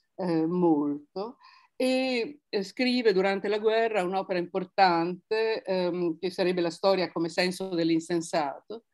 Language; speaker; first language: Italian; native; Italian